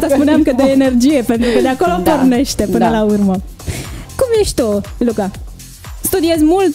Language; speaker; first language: Romanian; native; Romanian